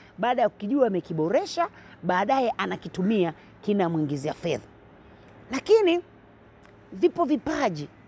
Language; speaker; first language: Swahili; native; Swahili